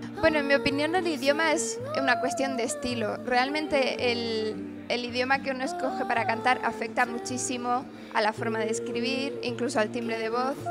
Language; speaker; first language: Spanish; early bilingual, other home language; English